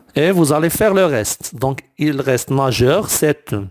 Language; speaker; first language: French; non-native, local second language; Arabic